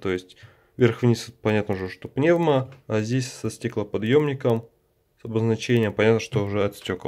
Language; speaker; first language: Russian; native; Russian